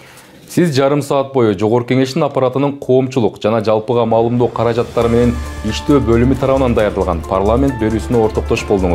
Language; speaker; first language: Kyrgyz; native; Kyrgyz